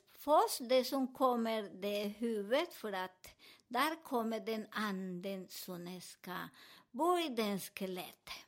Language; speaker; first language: Swedish; non-native, learner; Spanish